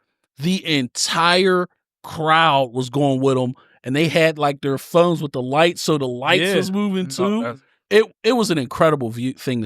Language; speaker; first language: English; native; English